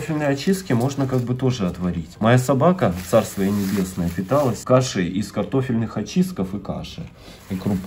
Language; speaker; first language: Russian; native; Russian